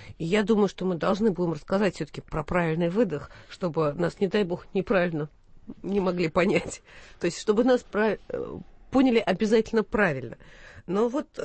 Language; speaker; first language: Russian; native; Russian